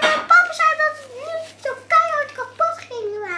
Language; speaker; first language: Dutch; early bilingual, other home language; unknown